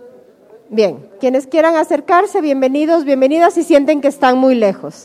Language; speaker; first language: Spanish; native; Spanish